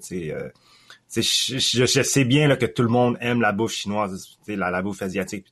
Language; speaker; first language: French; early bilingual, other home language; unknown